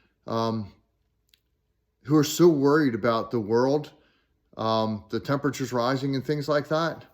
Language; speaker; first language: English; native; English